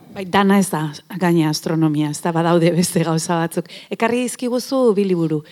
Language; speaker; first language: Basque; native; Basque